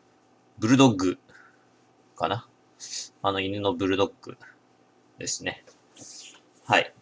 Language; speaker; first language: Japanese; native; Japanese